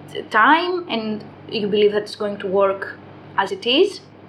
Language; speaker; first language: English; non-native, fluent; Greek